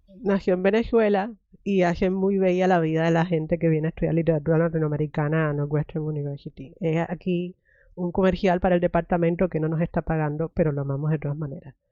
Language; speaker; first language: Spanish; native; Spanish